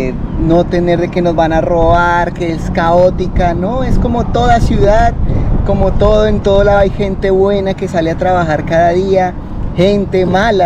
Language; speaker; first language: Spanish; native; Spanish